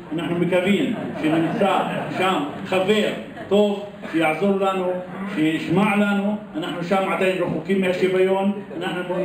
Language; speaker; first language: Hebrew; non-native, local second language; Arabic